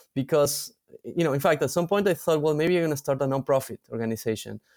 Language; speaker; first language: English; non-native, fluent; Spanish